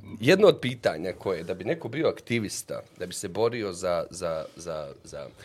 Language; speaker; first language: Bosnian; native; Bosnian